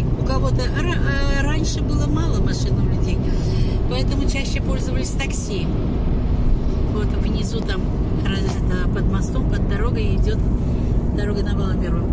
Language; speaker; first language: Russian; native; Russian